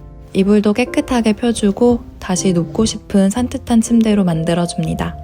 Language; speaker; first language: Korean; native; Korean